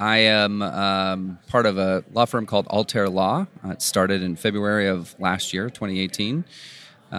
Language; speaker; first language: English; native; English